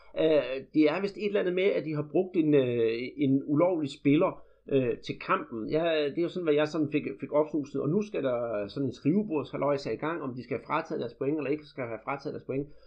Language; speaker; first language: Danish; native; Danish